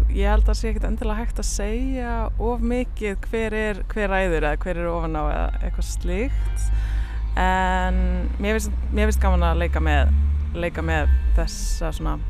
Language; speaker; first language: Icelandic; native; Icelandic